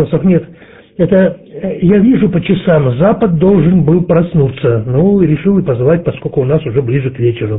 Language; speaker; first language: Russian; native; Russian